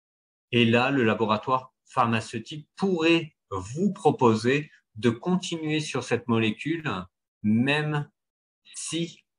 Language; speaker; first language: French; native; French